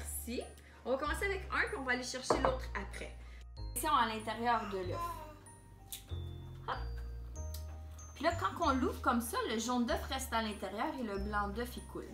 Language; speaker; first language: French; native; French